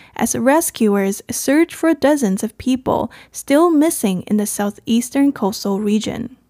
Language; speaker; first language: English; non-native, fluent; Chinese